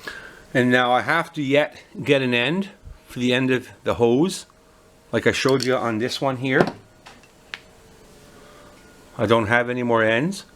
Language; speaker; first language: English; native; English